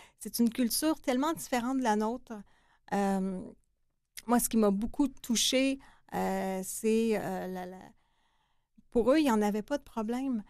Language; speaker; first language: French; native; French